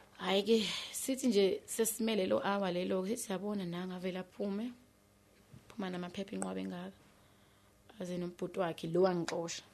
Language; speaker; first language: Zulu; native; Zulu